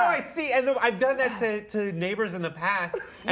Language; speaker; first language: English; native; English